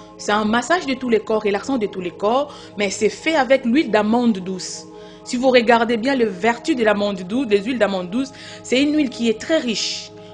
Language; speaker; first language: French; non-native, local second language; Lingala